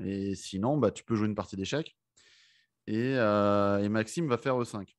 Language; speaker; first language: French; native; French